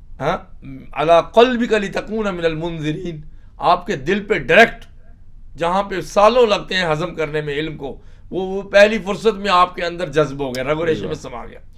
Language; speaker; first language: Urdu; native; Urdu